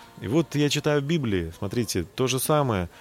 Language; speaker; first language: Russian; native; Russian